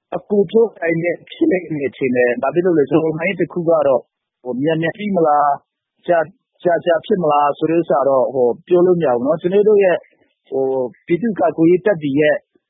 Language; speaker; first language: Burmese; non-native, local second language; Hakha Chin